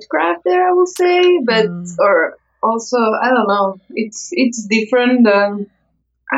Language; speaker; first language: English; non-native, fluent; Spanish